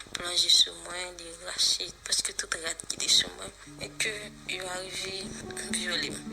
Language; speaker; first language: Haitian Creole; native; Haitian Creole